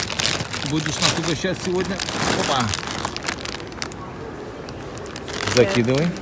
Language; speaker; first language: Russian; native; Russian